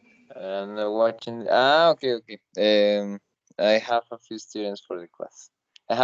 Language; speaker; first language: English; non-native, learner; Spanish